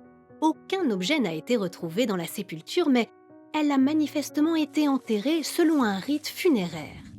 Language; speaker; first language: French; native; French